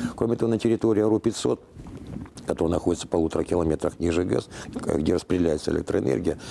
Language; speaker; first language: Russian; native; Russian